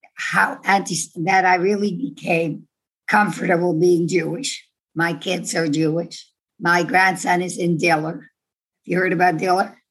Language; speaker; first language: English; non-native, fluent; Dutch